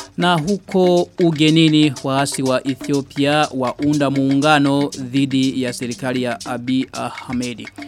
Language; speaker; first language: Swahili; non-native, local second language; Rundi